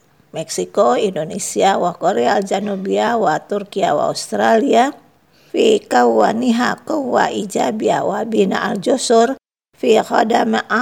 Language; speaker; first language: Arabic; non-native, fluent; Indonesian